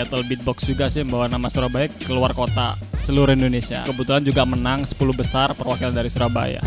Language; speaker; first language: Indonesian; native; Indonesian